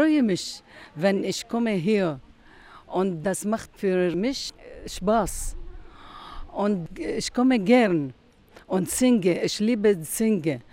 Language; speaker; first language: German; non-native, learner; Arabic